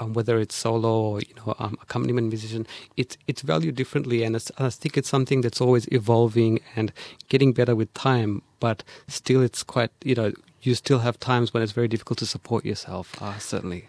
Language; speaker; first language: English; early bilingual, other home language; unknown